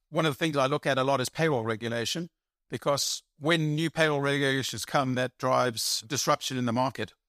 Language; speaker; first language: English; native; English